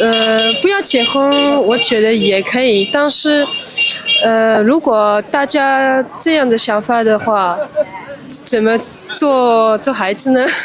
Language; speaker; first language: Chinese; early bilingual, heritage; Chinese